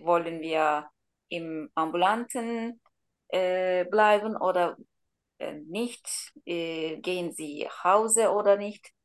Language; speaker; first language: German; non-native, learner; Turkish